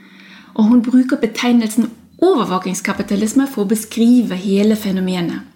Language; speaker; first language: Norwegian; non-native, fluent; German